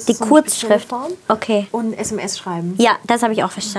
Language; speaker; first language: German; native; German